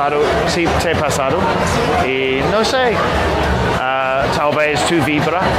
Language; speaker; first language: Spanish; non-native, learner; English